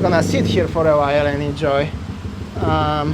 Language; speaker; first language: English; non-native, fluent; Polish